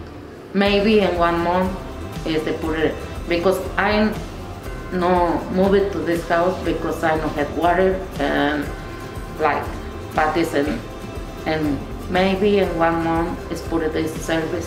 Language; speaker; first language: English; non-native, learner; Spanish